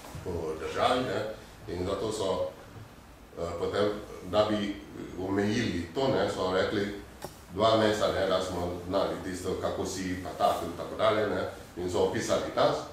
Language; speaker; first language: Slovenian; non-native, fluent; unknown